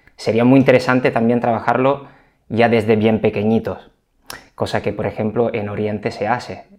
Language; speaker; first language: Spanish; non-native, fluent; Italian